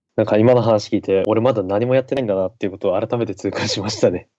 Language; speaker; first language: Japanese; native; Japanese